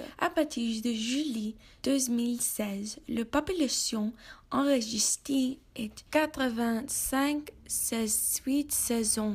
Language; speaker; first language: French; non-native, learner; English